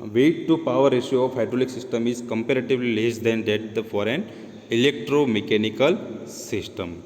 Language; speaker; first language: English; non-native, local second language; Gujarati